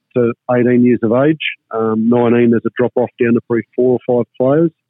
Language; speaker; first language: English; native; English